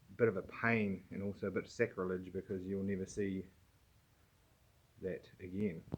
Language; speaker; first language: English; native; English